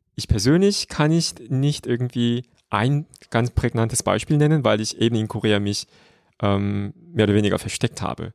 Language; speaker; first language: German; non-native, fluent; Korean